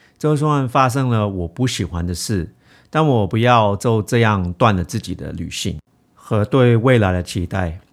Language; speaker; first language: Chinese; non-native, fluent; English